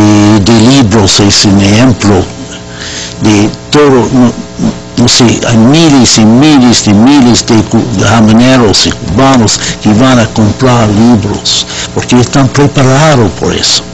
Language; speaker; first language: Spanish; non-native, fluent; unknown